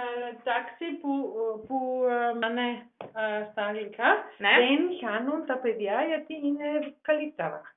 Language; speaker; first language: Greek; non-native, learner; German